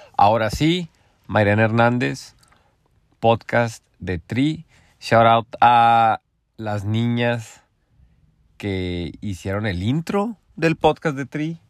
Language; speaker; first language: Spanish; native; Spanish